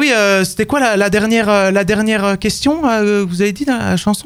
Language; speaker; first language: French; native; French